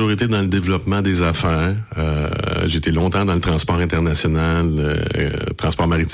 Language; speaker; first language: French; native; French